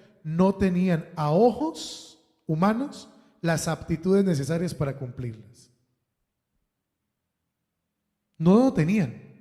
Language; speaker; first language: Spanish; native; Spanish